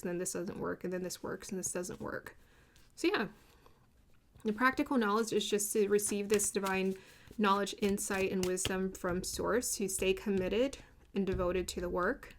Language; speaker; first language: English; native; English